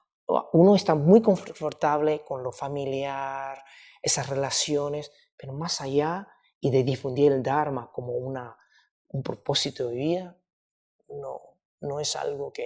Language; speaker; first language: Spanish; non-native, fluent; Chinese